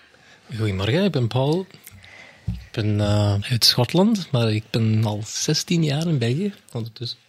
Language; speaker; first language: Dutch; non-native, fluent; English